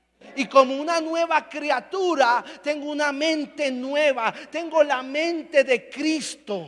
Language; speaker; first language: Spanish; native; Spanish